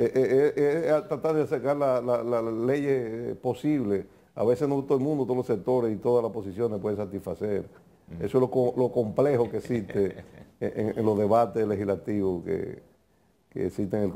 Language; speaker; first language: Spanish; native; Spanish